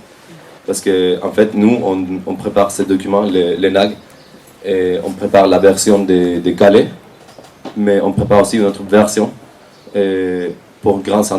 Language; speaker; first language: French; non-native, fluent; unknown